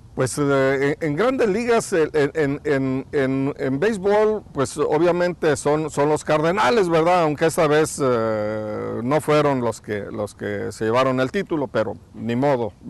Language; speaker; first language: Spanish; native; Spanish